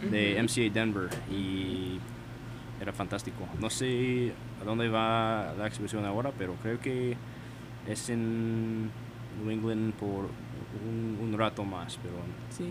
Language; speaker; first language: Spanish; non-native, learner; English